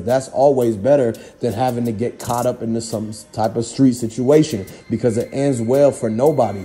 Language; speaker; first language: English; native; English